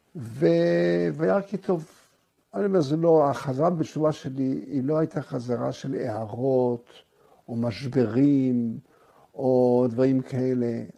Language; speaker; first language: Hebrew; native; Hebrew